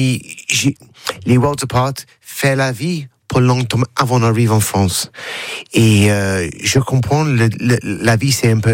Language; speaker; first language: French; non-native, learner; English